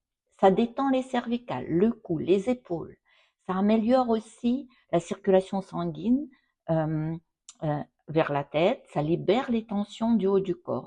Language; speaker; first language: French; non-native, fluent; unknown